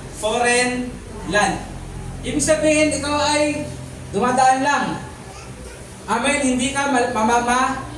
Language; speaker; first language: Filipino; native; Filipino